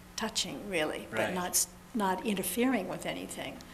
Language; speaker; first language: English; native; English